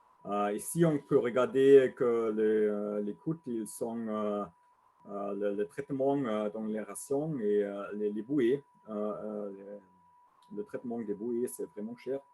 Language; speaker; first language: French; non-native, learner; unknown